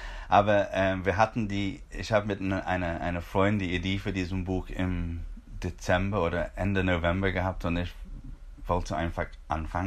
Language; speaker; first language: German; non-native, fluent; English